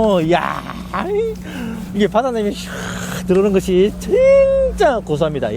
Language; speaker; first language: Korean; native; Korean